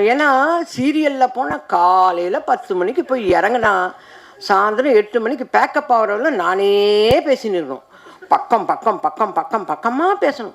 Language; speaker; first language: Tamil; native; Tamil